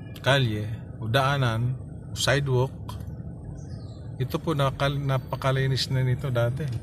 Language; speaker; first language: Filipino; native; Filipino